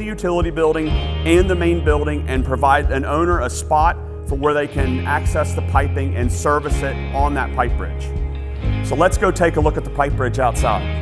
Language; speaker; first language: English; native; English